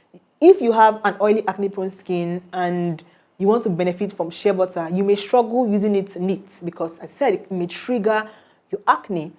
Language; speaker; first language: English; non-native, local second language; Igbo